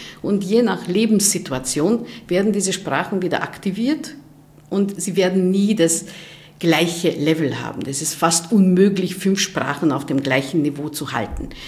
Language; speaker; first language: German; non-native, fluent; Hungarian